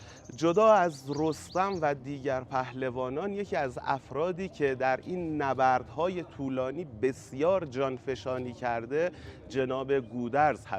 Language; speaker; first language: Persian; native; Persian